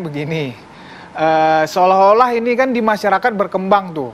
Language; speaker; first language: Indonesian; native; Indonesian